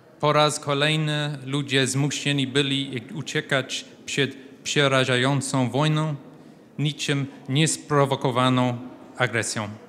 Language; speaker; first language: Polish; non-native, fluent; English